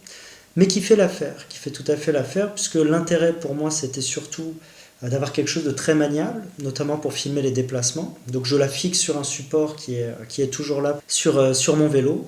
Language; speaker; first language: French; native; French